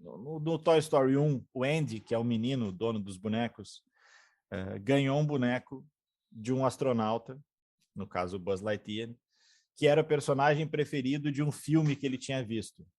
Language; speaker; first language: Portuguese; native; Portuguese